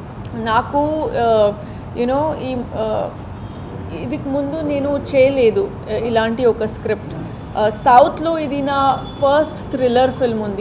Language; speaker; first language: Telugu; non-native, fluent; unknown